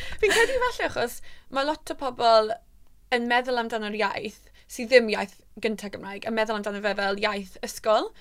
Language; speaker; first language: Welsh; non-native, local second language; English